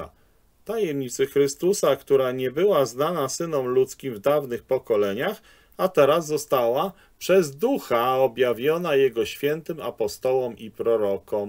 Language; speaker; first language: Polish; native; Polish